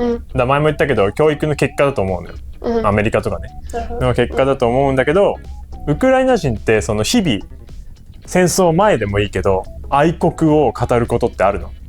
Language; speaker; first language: Japanese; native; Japanese